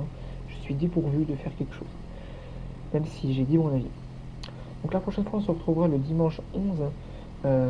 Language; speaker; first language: French; native; French